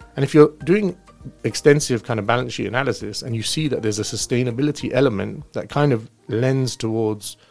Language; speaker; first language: English; native; English